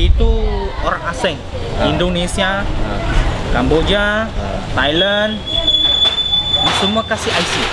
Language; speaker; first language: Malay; non-native, local second language; Cantonese